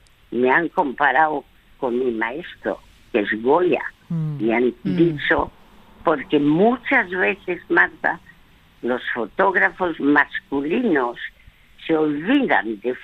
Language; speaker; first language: Spanish; early bilingual, other home language; French